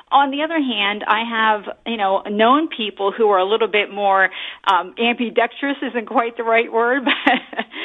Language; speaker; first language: English; native; English